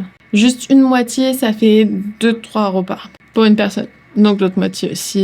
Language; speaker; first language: French; native; French